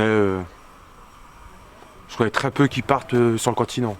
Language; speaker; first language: French; early bilingual, other home language; Portuguese